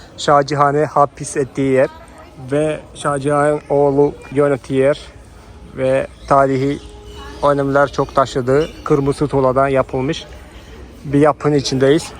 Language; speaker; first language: Turkish; non-native, fluent; Hindi